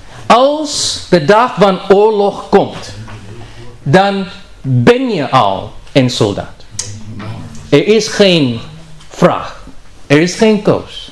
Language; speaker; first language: Dutch; non-native, learner; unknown